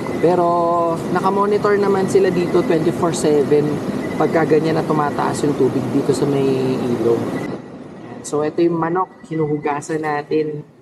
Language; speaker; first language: Filipino; non-native, local second language; Pangasinan